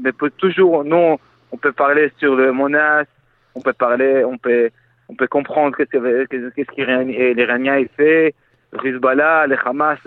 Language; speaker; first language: French; non-native, fluent; Hebrew